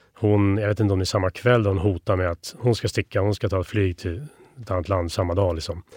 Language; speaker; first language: Swedish; native; Swedish